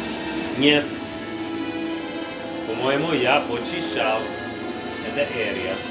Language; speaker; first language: Russian; non-native, learner; English